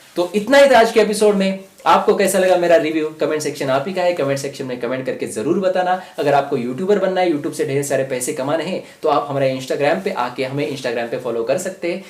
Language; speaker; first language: Hindi; non-native, local second language; Marathi